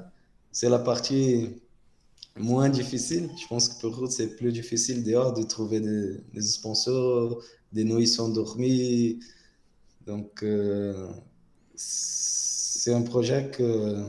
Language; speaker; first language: French; non-native, fluent; Portuguese